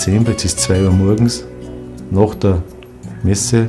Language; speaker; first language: German; native; German